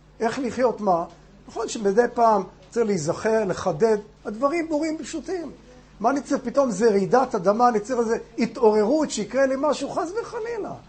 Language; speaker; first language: Hebrew; non-native, fluent; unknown